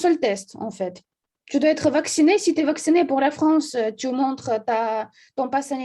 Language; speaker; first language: French; non-native, fluent; Russian